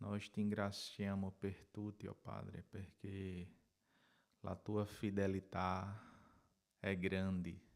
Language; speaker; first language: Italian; non-native, learner; Portuguese